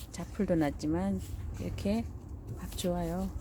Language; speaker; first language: Korean; native; Korean